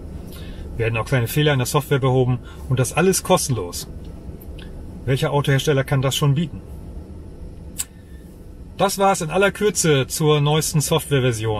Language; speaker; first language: German; native; German